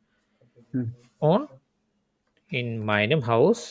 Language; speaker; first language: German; non-native, fluent; Bangla